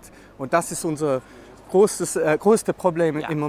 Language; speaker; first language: German; non-native, learner; English